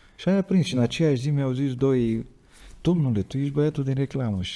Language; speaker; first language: Romanian; native; Romanian